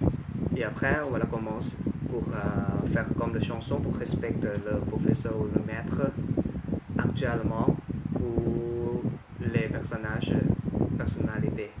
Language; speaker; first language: French; non-native, learner; Thai